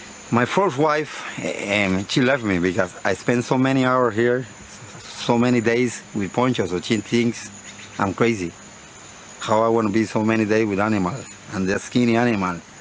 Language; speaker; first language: English; non-native, learner; Spanish